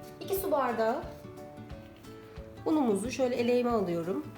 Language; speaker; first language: Turkish; native; Turkish